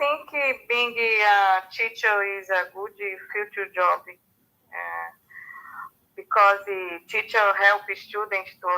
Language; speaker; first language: English; non-native, learner; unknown